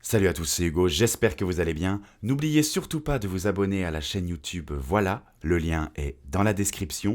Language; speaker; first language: French; native; French